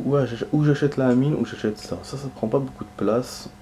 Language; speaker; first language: French; native; French